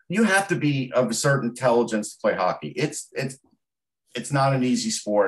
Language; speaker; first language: English; native; English